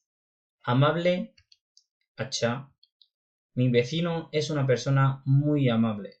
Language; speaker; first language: Spanish; non-native, fluent; Urdu